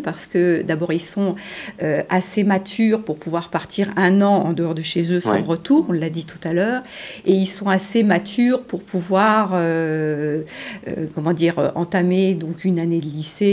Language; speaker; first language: French; native; French